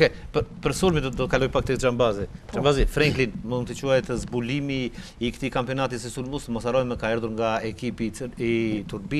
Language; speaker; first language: Albanian; native; Albanian